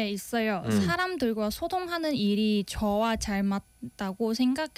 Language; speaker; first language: Korean; non-native, fluent; Vietnamese